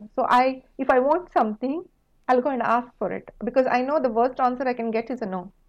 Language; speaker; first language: English; non-native, local second language; Kannada